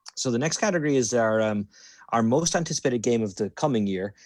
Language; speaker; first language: English; native; English